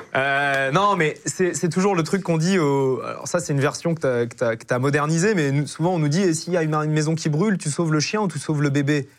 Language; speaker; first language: French; native; French